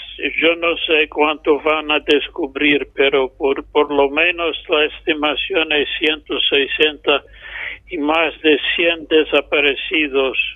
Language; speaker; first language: Spanish; non-native, fluent; English